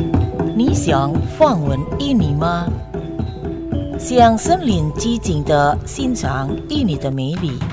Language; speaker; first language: Chinese; non-native, fluent; Indonesian